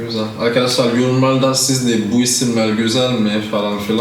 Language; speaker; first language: Turkish; non-native, learner; Haitian Creole